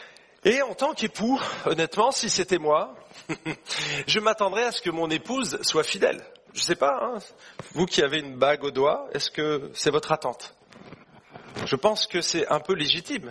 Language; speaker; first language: French; native; French